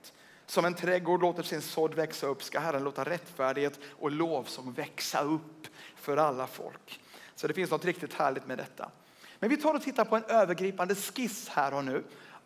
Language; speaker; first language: Swedish; native; Swedish